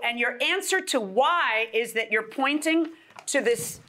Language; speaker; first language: English; early bilingual, other home language; Spanish